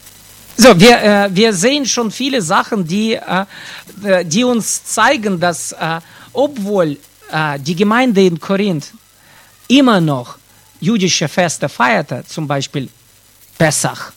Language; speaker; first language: German; non-native, fluent; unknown